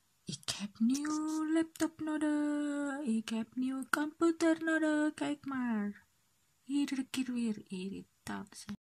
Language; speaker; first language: Dutch; non-native, learner; Indonesian